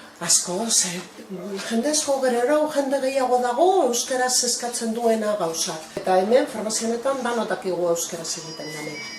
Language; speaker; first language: Basque; native; Basque